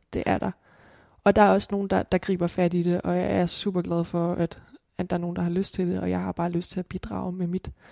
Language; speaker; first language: Danish; native; Danish